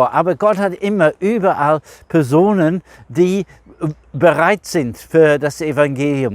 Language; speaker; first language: German; non-native, fluent; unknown